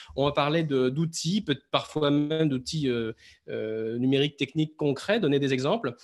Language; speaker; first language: French; native; French